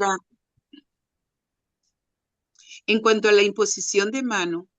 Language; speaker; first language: Spanish; native; Spanish